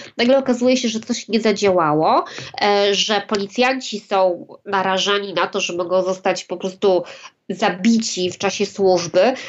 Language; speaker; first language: Polish; native; Polish